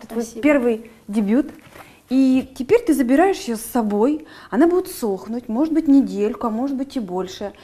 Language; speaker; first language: Russian; native; Russian